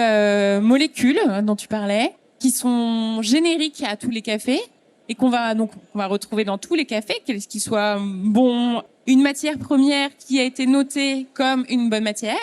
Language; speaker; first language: French; native; French